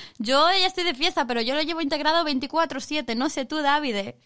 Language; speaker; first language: Spanish; non-native, learner; Chinese